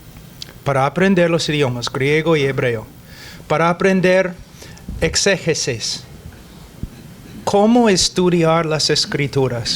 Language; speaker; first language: Spanish; non-native, fluent; English